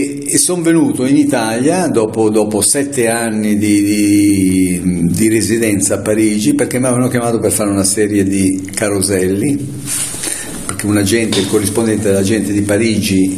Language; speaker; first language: Italian; native; Italian